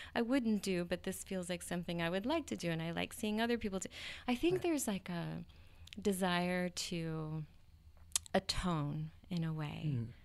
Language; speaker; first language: English; native; English